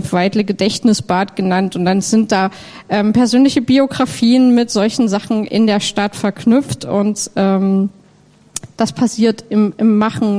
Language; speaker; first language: German; native; German